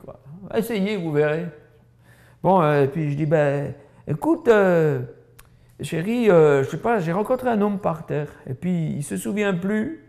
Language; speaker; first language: French; native; French